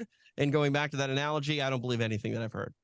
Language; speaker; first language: English; native; English